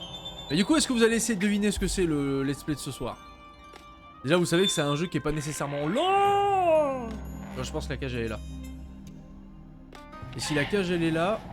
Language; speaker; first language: French; native; French